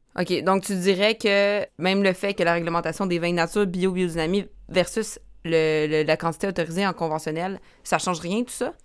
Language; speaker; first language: French; native; French